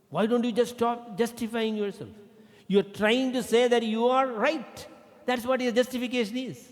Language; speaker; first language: English; non-native, local second language; Malayalam